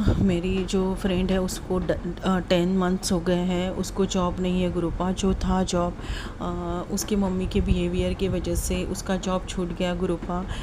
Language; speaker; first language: Hindi; non-native, local second language; Marathi